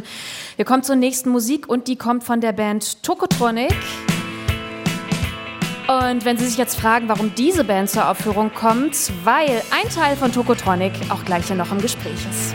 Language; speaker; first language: German; native; German